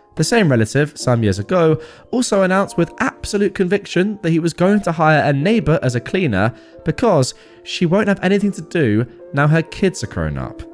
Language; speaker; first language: English; native; English